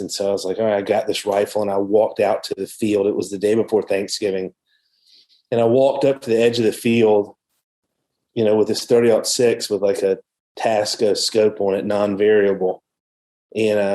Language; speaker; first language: English; native; English